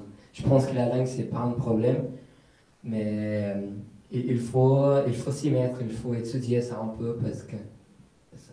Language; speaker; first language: French; non-native, fluent; Portuguese